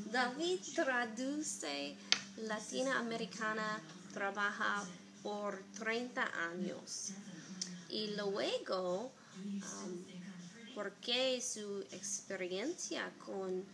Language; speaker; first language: Spanish; non-native, learner; English